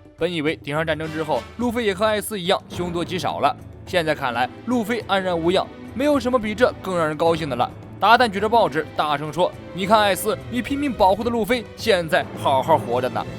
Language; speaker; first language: Chinese; native; Chinese